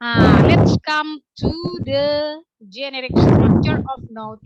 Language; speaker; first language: English; non-native, learner; Indonesian